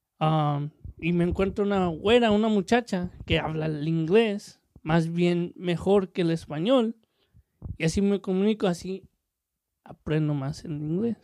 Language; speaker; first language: Spanish; native; Spanish